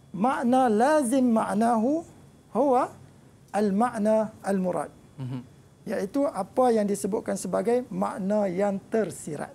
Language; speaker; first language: Malay; native; Malay